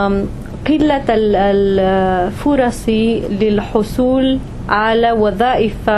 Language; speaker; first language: Arabic; non-native, fluent; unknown